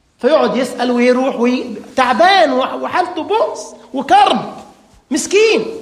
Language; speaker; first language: Arabic; native; Arabic